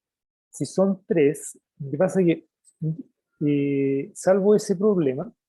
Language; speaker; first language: Spanish; native; Spanish